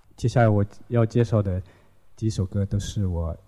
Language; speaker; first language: Chinese; non-native, local second language; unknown